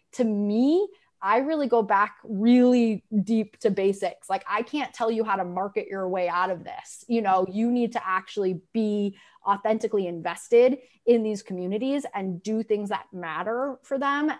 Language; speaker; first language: English; native; English